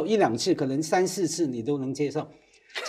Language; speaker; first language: Chinese; native; Chinese